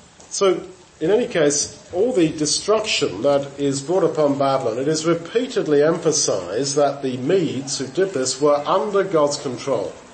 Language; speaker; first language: English; native; English